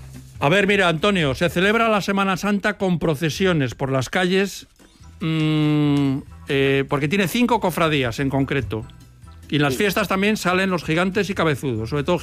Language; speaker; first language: Spanish; native; Spanish